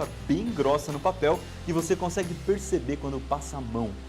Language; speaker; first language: Portuguese; native; Portuguese